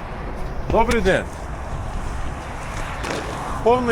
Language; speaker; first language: Ukrainian; non-native, learner; Lithuanian